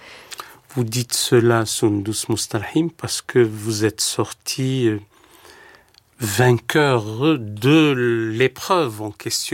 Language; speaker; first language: French; native; French